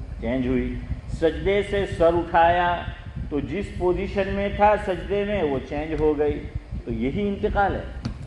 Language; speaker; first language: Urdu; non-native, local second language; Gujarati